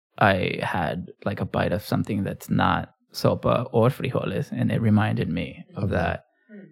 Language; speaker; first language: English; early bilingual, other home language; Spanish